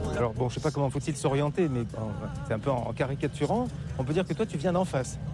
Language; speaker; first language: French; native; French